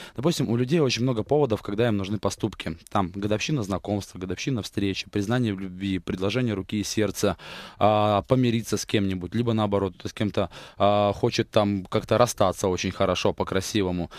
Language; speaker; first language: Russian; native; Russian